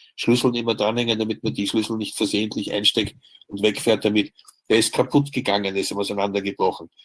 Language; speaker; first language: German; native; German